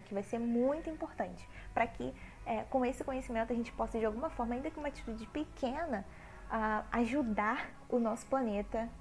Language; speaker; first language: Portuguese; native; Portuguese